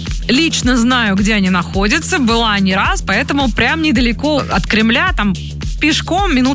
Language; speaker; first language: Russian; native; Russian